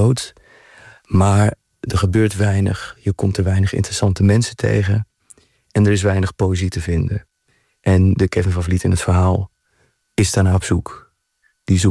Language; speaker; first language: Dutch; native; Dutch